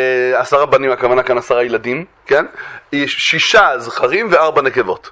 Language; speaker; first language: Hebrew; native; Hebrew